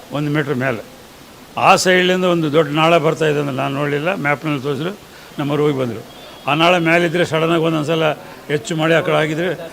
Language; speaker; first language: Kannada; native; Kannada